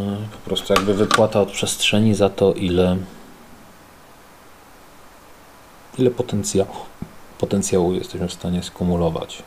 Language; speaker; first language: Polish; native; Polish